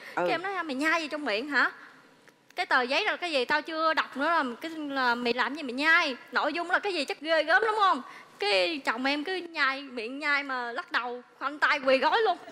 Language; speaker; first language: Vietnamese; native; Vietnamese